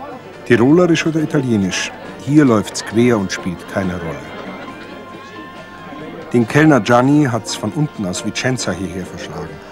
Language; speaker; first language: German; native; German